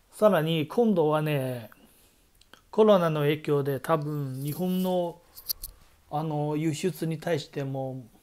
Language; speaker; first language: Japanese; non-native, fluent; Chinese